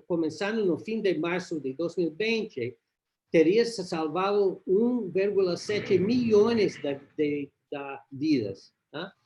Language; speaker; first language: Portuguese; non-native, learner; English